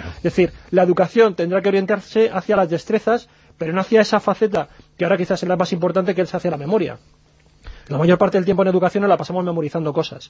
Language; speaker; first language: Spanish; native; Spanish